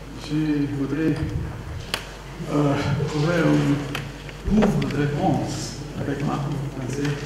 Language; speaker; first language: French; non-native, learner; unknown